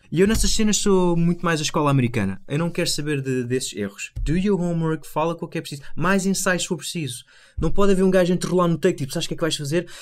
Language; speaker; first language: Portuguese; native; Portuguese